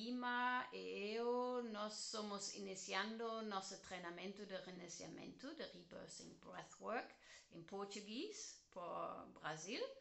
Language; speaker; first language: Portuguese; non-native, learner; German